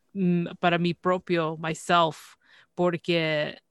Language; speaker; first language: Spanish; early bilingual, heritage; Spanish